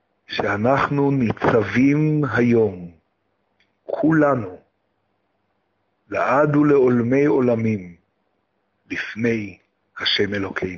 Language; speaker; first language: Hebrew; native; Hebrew